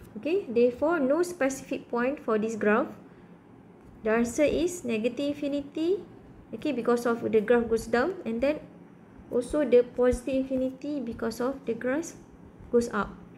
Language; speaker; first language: English; non-native, local second language; Malay